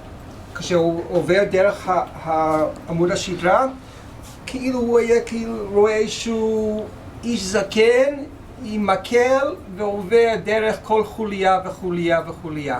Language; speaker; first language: Hebrew; non-native, fluent; English